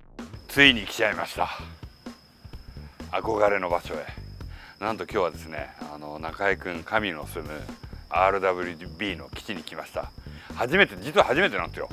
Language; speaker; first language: Japanese; native; Japanese